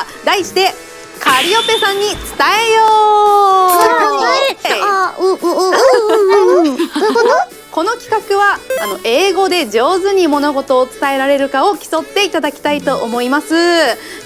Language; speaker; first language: Japanese; native; Japanese